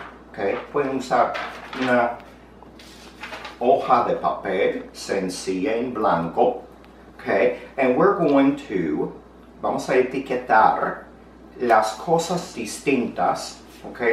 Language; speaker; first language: Spanish; non-native, fluent; English